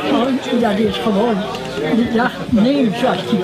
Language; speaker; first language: Dutch; native; Dutch